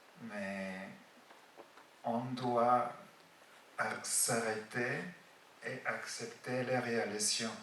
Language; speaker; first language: French; non-native, fluent; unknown